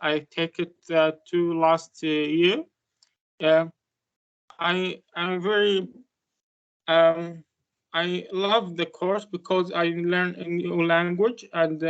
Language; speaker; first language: English; non-native, learner; Arabic